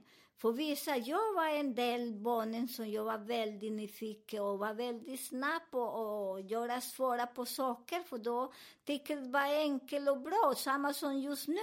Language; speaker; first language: Swedish; non-native, learner; Spanish